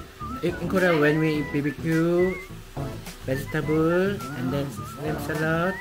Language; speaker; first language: English; non-native, learner; Korean